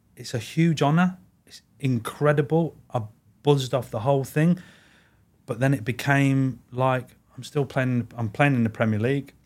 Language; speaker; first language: English; native; English